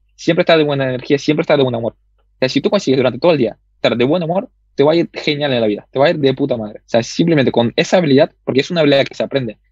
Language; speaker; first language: Spanish; early bilingual, other home language; Russian